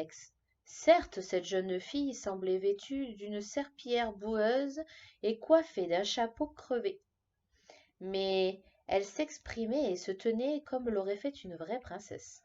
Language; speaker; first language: French; native; French